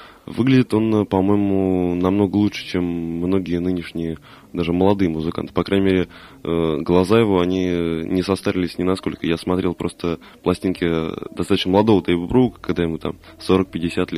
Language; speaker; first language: Russian; native; Russian